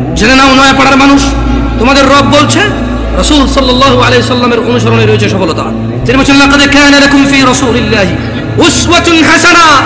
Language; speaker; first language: Bangla; early bilingual, heritage; Bangla